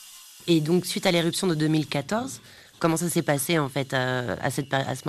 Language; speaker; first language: French; native; French